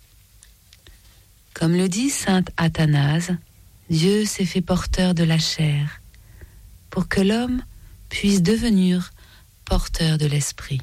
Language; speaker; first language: French; native; French